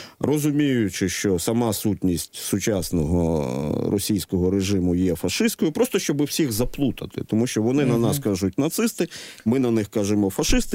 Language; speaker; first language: Ukrainian; native; Ukrainian